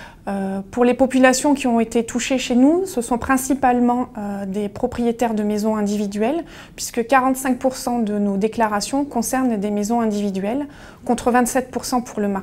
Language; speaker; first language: French; native; French